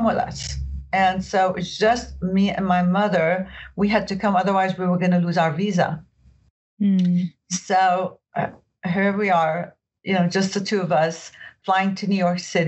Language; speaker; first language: English; early bilingual, other home language; Arabic